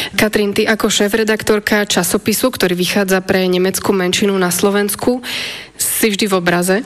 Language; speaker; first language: Slovak; native; Slovak